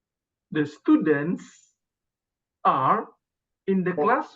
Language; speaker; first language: English; non-native, learner; Indonesian